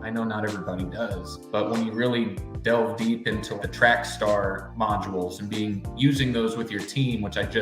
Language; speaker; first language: English; native; English